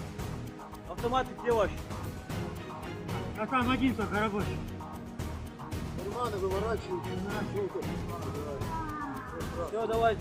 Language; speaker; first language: Russian; native; Russian